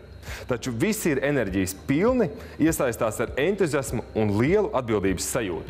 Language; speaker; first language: Latvian; native; Latvian